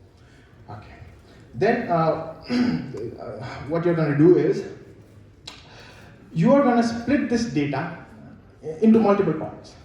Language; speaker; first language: English; non-native, local second language; Nepali